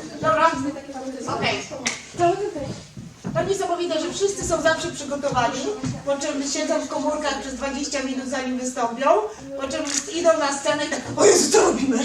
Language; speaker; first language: Polish; native; Polish